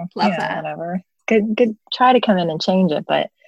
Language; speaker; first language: English; native; English